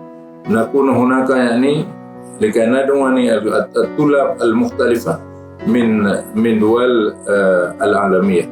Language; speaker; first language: Arabic; non-native, fluent; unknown